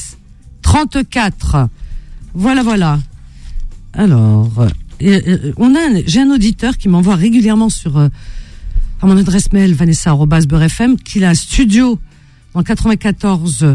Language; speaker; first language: French; native; French